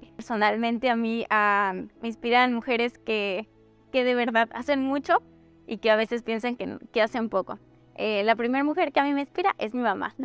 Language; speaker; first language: Spanish; native; Spanish